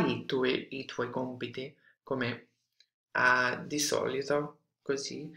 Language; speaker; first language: Italian; non-native, fluent; English